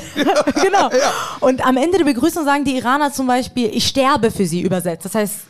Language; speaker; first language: German; early bilingual, other home language; Persian